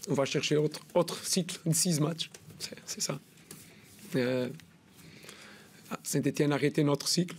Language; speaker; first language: French; non-native, learner; Portuguese